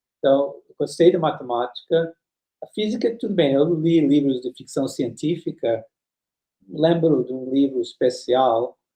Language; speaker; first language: Portuguese; non-native, fluent; English